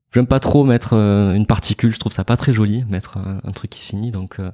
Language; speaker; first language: French; native; French